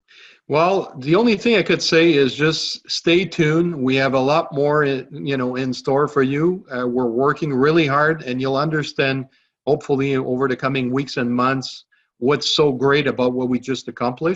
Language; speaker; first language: English; non-native, local second language; French